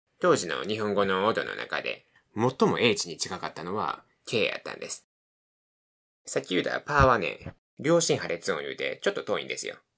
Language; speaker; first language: Japanese; native; Japanese